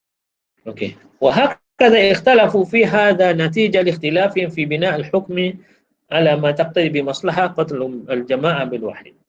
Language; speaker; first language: Arabic; non-native, fluent; Malay